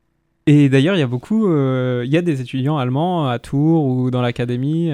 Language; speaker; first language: French; native; French